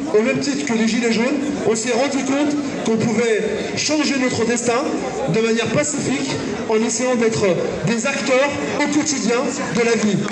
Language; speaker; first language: French; early bilingual, other home language; Arabic